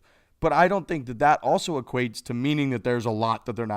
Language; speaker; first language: English; native; English